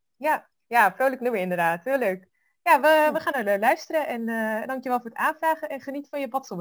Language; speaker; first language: Dutch; native; Dutch